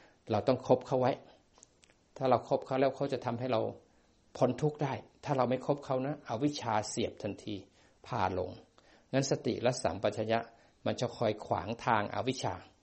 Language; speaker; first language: Thai; native; Thai